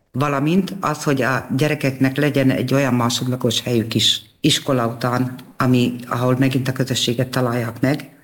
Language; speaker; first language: Hungarian; native; Hungarian